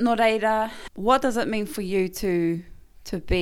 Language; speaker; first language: English; native; English